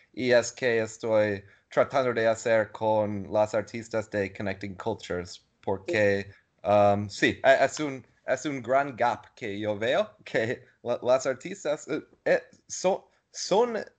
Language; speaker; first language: Spanish; non-native, learner; English